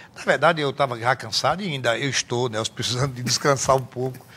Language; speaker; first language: Portuguese; native; Portuguese